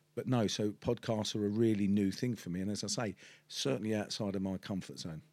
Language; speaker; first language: English; native; English